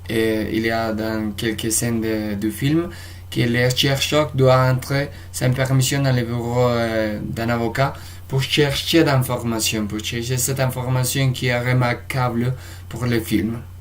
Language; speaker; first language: French; non-native, fluent; Spanish